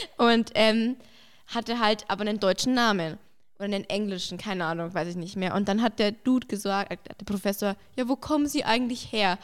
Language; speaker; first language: German; early bilingual, other home language; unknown